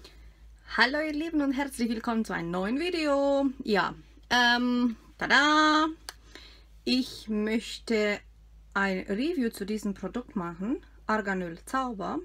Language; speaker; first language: German; non-native, fluent; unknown